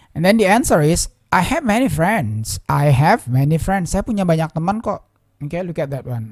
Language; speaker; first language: English; non-native, fluent; Indonesian